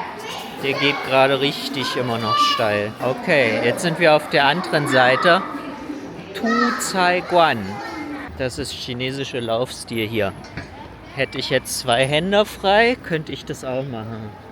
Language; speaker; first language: German; early bilingual, other home language; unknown